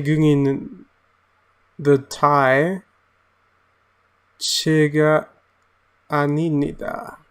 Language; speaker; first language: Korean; non-native, learner; English